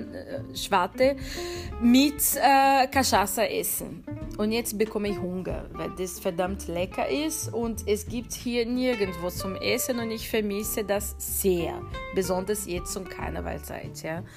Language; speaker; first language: German; non-native, fluent; Portuguese